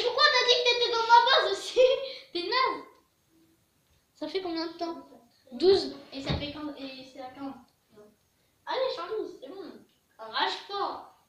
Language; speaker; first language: French; native; French